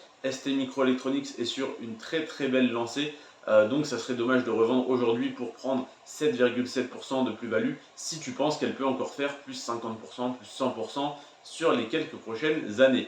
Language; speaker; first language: French; native; French